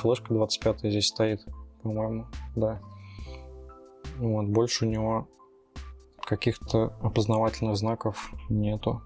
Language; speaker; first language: Russian; native; Russian